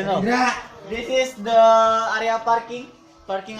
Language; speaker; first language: English; non-native, learner; Indonesian